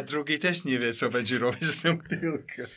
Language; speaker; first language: Polish; non-native, fluent; English